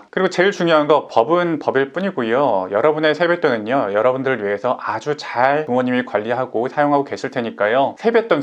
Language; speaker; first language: Korean; native; Korean